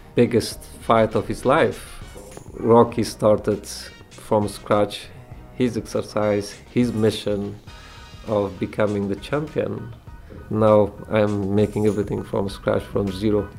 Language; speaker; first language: English; non-native, fluent; Persian